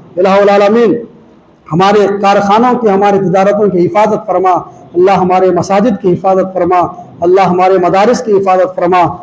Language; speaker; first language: Urdu; native; Urdu